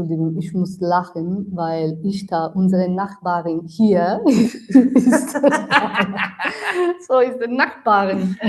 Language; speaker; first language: German; non-native, learner; Italian